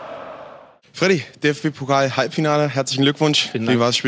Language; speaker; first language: German; native; German